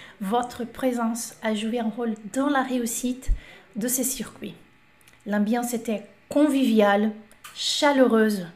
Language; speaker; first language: French; non-native, fluent; Portuguese